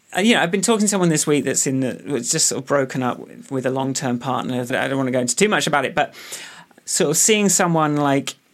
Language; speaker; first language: English; native; English